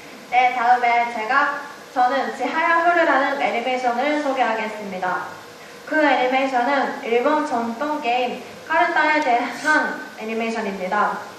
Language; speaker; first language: Korean; non-native, learner; Japanese